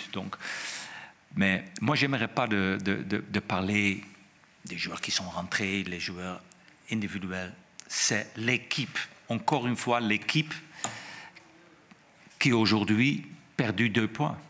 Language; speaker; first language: French; non-native, fluent; Dutch